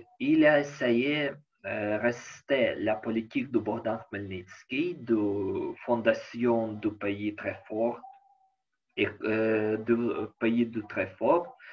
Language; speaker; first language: French; non-native, learner; Ukrainian